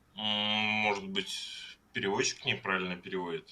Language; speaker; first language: Russian; native; Russian